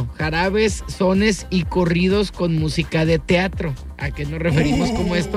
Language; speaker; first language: Spanish; native; Spanish